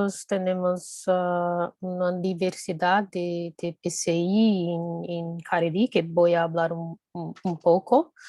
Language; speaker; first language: Spanish; non-native, fluent; Portuguese